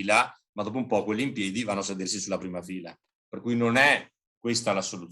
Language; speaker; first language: Italian; native; Italian